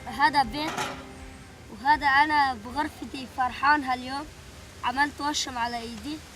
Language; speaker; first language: Arabic; native; Arabic